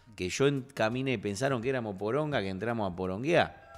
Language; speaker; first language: Spanish; native; Spanish